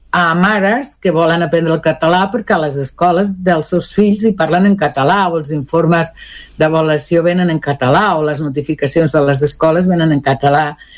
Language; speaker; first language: Catalan; non-native, local second language; Spanish